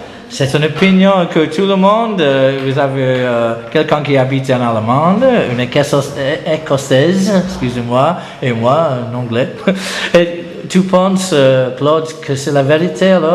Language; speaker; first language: French; non-native, learner; English